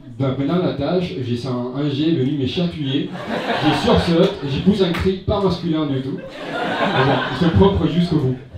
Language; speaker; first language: French; non-native, fluent; Spanish